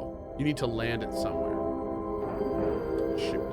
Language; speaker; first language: English; native; English